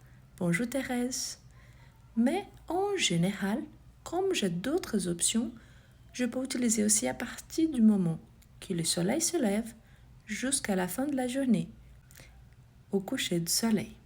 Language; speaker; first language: French; non-native, fluent; Portuguese